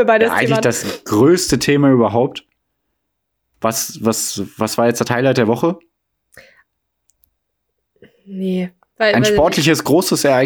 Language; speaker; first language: German; native; German